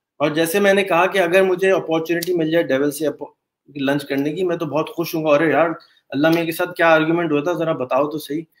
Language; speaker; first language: Urdu; native; Urdu